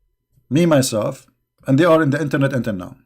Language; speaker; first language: English; non-native, fluent; Arabic